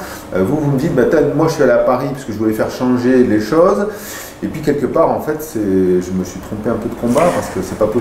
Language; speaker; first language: French; native; French